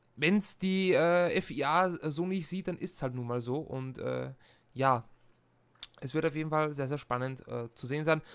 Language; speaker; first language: German; native; German